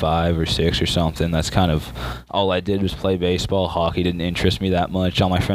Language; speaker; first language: English; native; English